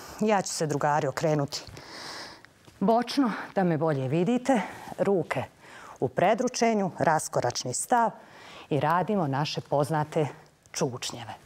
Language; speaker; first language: Serbian; native; Serbian